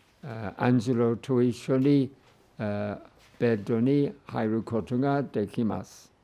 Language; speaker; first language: Japanese; non-native, fluent; English